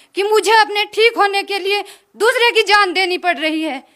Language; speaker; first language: Hindi; native; Hindi